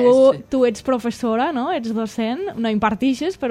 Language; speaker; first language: Catalan; native; Catalan